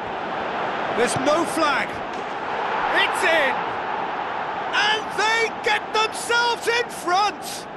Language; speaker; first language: English; native; English